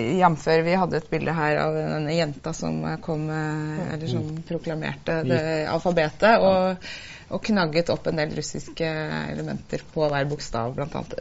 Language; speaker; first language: Norwegian; native; Norwegian